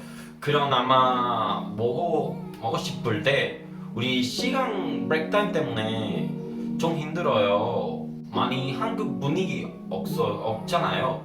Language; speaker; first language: Korean; non-native, learner; Spanish